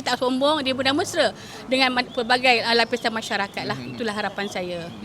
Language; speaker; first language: Malay; native; Malay